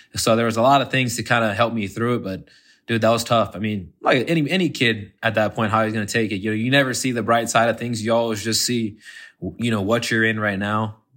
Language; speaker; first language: English; native; English